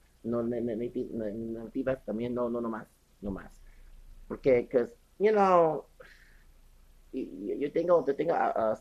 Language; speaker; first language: Spanish; non-native, learner; English